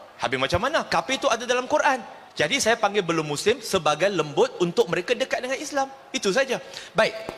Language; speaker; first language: Malay; non-native, local second language; Chinese